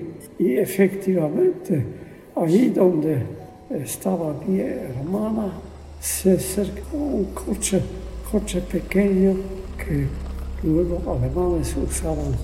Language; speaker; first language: Spanish; non-native, fluent; Polish